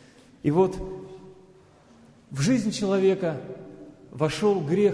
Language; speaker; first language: Russian; native; Russian